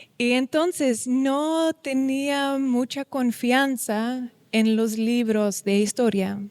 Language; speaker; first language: Spanish; non-native, learner; Dutch